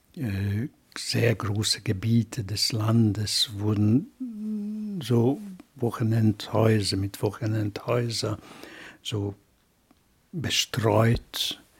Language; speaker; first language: German; non-native, fluent; Hungarian